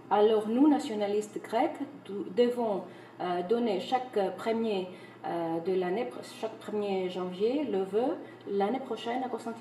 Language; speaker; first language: French; non-native, fluent; Greek